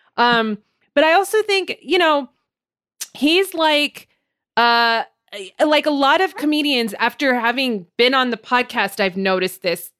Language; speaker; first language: English; native; English